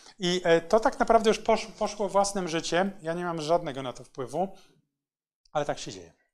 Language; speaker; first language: Polish; native; Polish